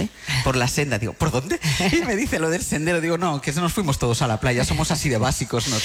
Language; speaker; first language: Spanish; native; Spanish